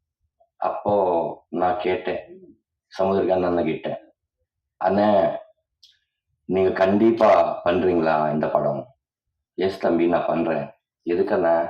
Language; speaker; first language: Tamil; non-native, learner; Telugu